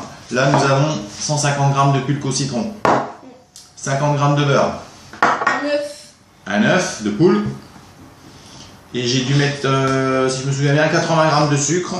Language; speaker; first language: French; native; French